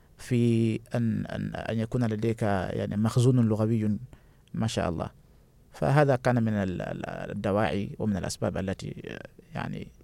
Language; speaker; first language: Arabic; non-native, fluent; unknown